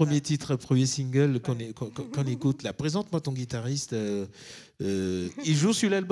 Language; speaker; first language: French; native; French